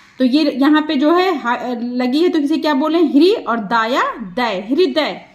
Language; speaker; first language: Hindi; native; Hindi